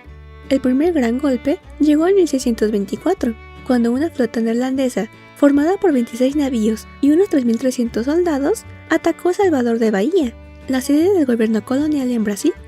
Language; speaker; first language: Spanish; native; Spanish